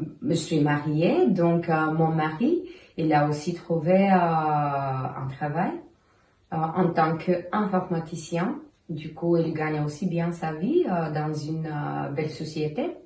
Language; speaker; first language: French; non-native, fluent; Bulgarian